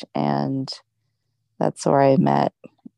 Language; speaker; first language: English; native; English